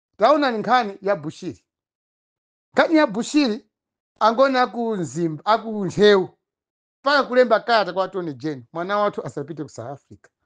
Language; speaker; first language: Nyanja; non-native, local second language; Tumbuka